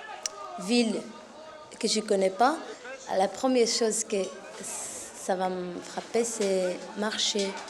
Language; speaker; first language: French; non-native, learner; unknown